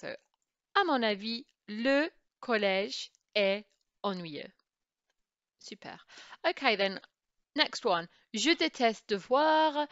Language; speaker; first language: French; non-native, fluent; English